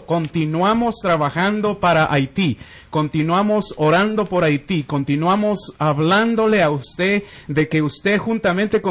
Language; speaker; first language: Spanish; native; Spanish